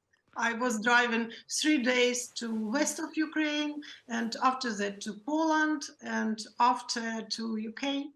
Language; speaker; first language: English; non-native, learner; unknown